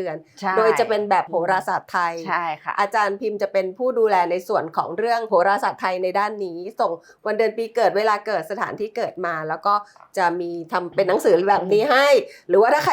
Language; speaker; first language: Thai; native; Thai